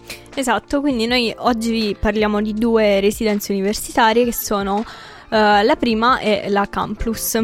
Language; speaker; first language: Italian; native; Italian